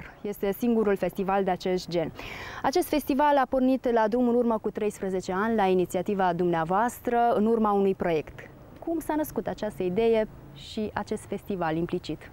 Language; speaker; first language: Romanian; native; Romanian